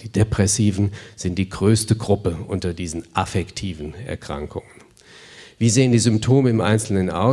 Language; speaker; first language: German; native; German